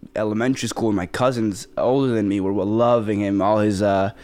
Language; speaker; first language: English; early bilingual, other home language; Spanish